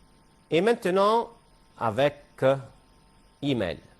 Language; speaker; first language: French; non-native, fluent; Arabic